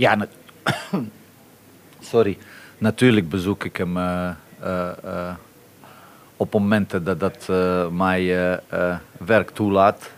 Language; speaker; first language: Dutch; non-native, fluent; Bosnian